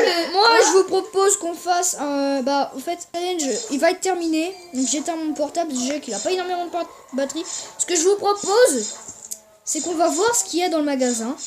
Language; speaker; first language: French; native; French